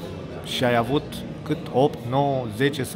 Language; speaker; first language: Romanian; native; Romanian